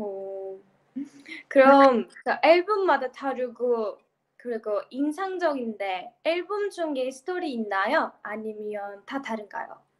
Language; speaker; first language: Korean; non-native, learner; Turkish